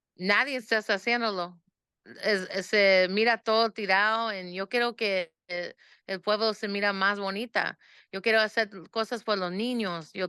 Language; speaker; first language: Spanish; early bilingual, heritage; Spanish